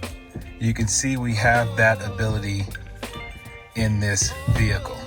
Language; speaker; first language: English; native; English